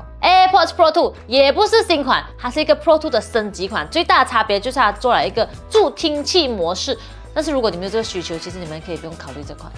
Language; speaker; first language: Chinese; non-native, local second language; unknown